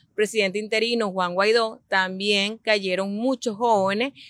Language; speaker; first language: Spanish; native; Spanish